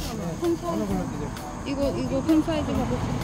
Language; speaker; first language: Korean; non-native, learner; Vietnamese